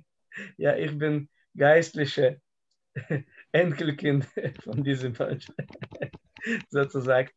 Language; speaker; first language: German; non-native, fluent; Russian